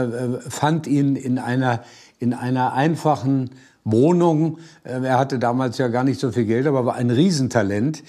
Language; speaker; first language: German; native; German